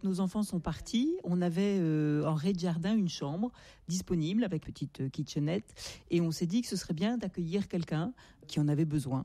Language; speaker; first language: French; native; French